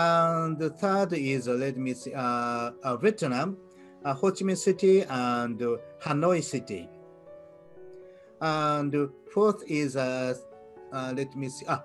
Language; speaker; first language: English; non-native, learner; Japanese